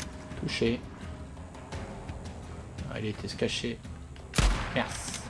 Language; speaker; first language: French; native; French